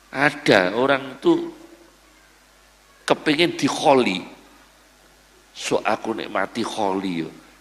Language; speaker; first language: Indonesian; native; Indonesian